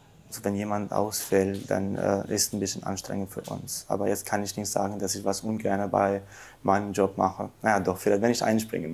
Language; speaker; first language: German; non-native, fluent; Albanian